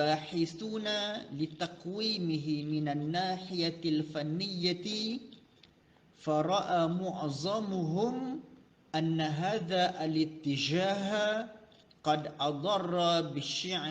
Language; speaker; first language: Arabic; non-native, fluent; Malay